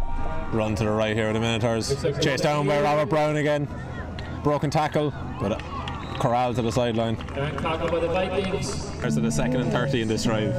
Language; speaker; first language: English; native; English